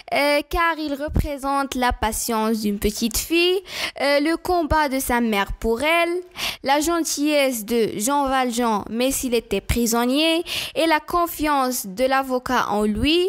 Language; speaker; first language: French; non-native, learner; Arabic